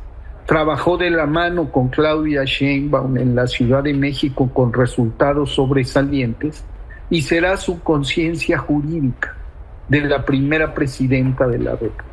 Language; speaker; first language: Spanish; native; Spanish